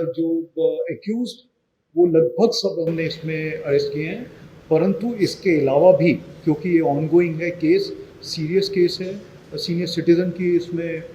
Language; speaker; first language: Hindi; non-native, local second language; Marathi